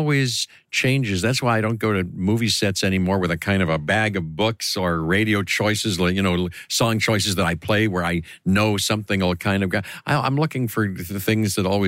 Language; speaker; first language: English; native; English